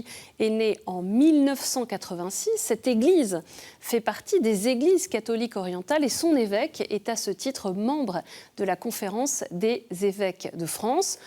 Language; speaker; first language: French; native; French